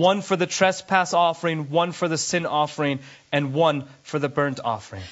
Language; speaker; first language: English; native; English